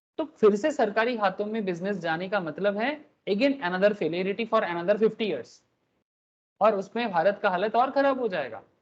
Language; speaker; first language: Hindi; non-native, local second language; Bangla